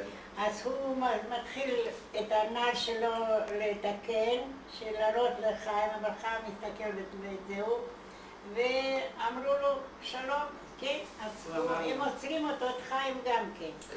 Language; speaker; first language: Hebrew; non-native, fluent; Hungarian